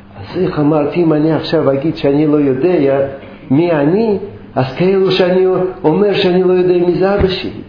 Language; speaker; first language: Hebrew; non-native, fluent; Russian